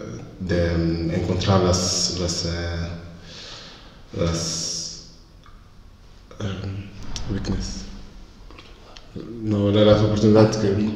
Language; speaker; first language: Spanish; non-native, fluent; French